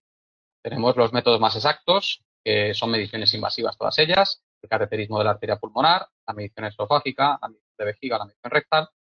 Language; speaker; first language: Spanish; native; Spanish